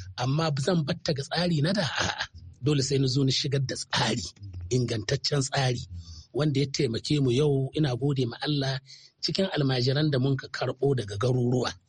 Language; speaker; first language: Hausa; native; Hausa